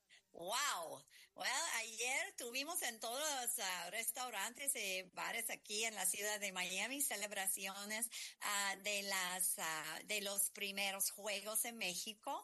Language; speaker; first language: Spanish; non-native, fluent; English